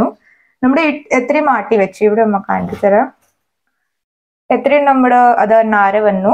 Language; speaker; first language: Malayalam; non-native, learner; Hindi